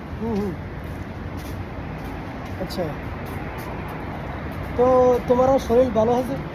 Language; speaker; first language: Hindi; non-native, learner; Bangla